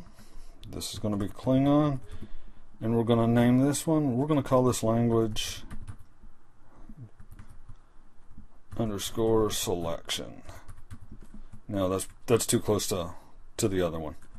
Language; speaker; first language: English; native; English